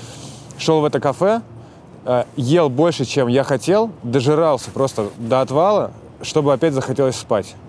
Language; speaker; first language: Russian; native; Russian